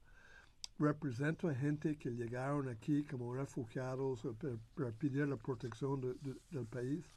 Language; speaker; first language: Spanish; non-native, fluent; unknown